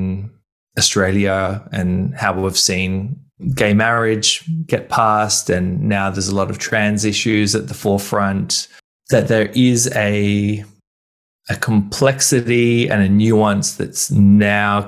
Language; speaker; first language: English; native; English